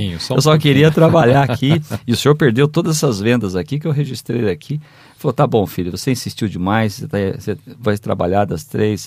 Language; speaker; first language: Portuguese; native; Portuguese